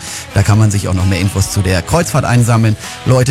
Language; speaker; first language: German; native; German